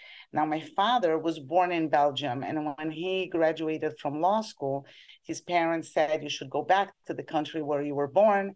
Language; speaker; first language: English; non-native, fluent; Portuguese